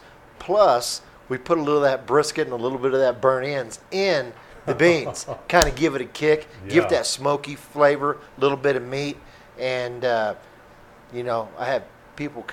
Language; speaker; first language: English; native; English